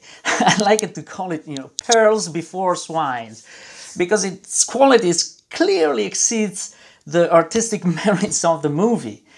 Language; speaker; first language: English; non-native, fluent; Italian